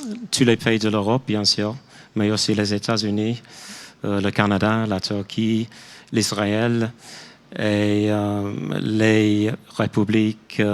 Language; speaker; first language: French; non-native, fluent; English